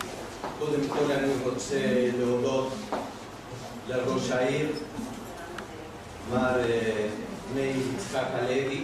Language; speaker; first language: Hebrew; non-native, fluent; Spanish